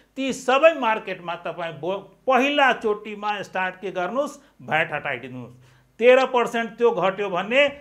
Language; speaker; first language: Nepali; non-native, local second language; Maithili